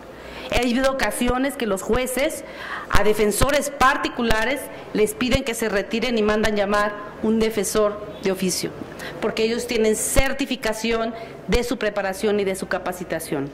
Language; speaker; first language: Spanish; native; Spanish